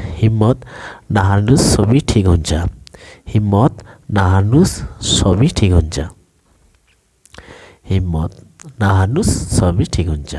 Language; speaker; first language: Nepali; non-native, local second language; Bangla